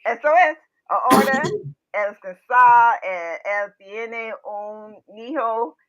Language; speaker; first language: Spanish; non-native, learner; English